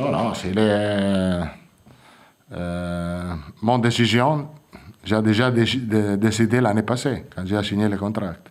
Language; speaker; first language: French; non-native, fluent; Italian